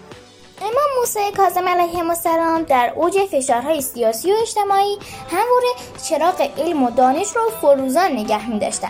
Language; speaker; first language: Persian; native; Persian